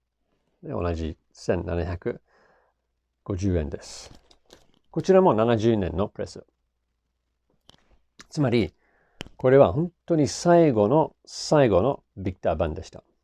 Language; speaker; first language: Japanese; non-native, fluent; English